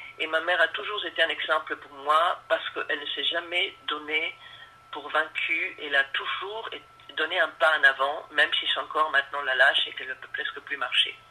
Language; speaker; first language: French; non-native, fluent; Spanish